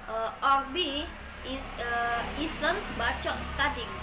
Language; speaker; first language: English; non-native, learner; Indonesian